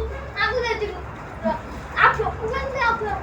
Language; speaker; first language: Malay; non-native, local second language; Javanese